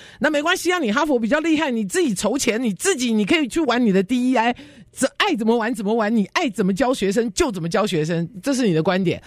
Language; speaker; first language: Chinese; native; Chinese